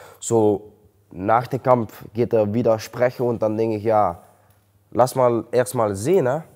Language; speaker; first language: German; non-native, learner; Dutch